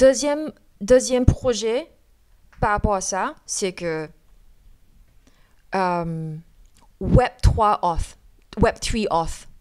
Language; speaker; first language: French; non-native, fluent; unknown